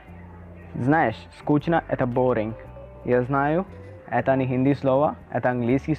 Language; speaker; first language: Russian; non-native, learner; Hindi